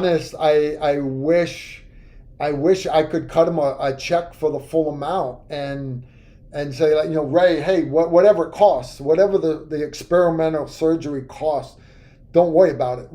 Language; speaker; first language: English; native; English